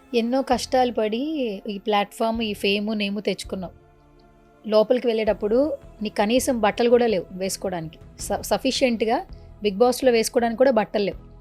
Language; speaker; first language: Telugu; native; Telugu